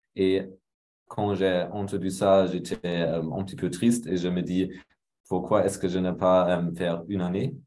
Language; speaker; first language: French; non-native, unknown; German